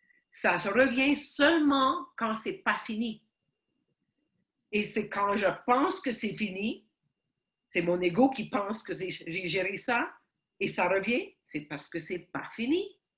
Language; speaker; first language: French; early bilingual, heritage; Ukrainian